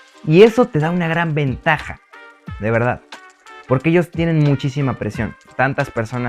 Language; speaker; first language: Spanish; native; Spanish